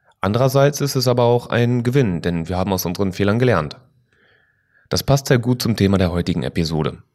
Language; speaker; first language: German; native; German